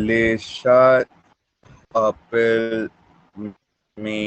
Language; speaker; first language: French; non-native, learner; Hindi